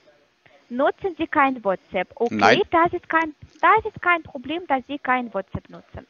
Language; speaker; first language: German; non-native, fluent; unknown